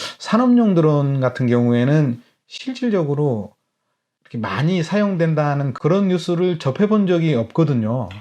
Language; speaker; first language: Korean; native; Korean